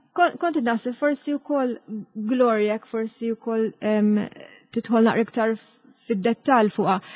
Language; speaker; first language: Maltese; native; Maltese